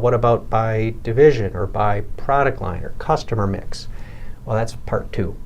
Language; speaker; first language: English; native; English